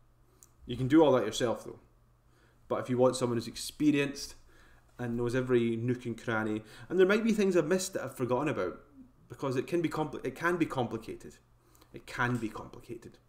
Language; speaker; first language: English; native; English